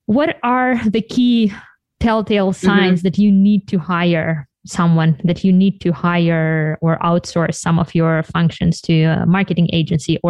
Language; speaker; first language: English; non-native, fluent; Ukrainian